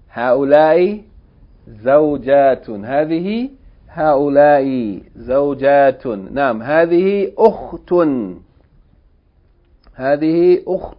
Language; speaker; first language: Arabic; non-native, fluent; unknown